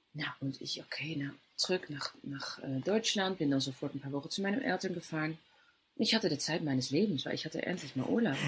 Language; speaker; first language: German; non-native, fluent; Dutch